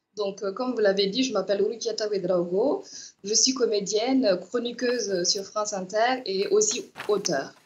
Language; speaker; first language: French; non-native, local second language; Mossi